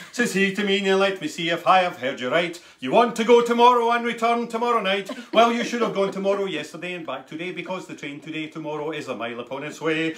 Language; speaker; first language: English; native; English